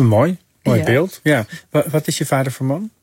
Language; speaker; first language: Dutch; native; Dutch